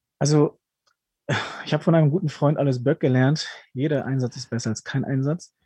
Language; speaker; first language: German; early bilingual, other home language; Spanish